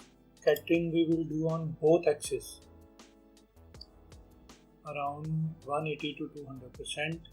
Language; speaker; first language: English; non-native, local second language; Hindi